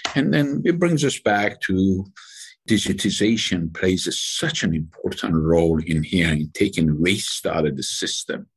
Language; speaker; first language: English; non-native, fluent; Persian